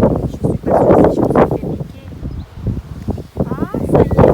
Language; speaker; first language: French; non-native, fluent; Thai